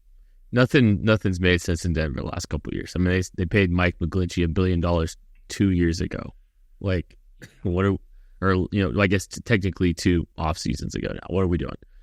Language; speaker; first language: English; native; English